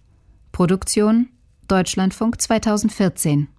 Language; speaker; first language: German; native; German